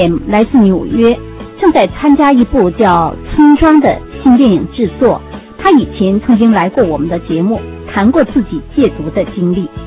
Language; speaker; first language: Chinese; native; Chinese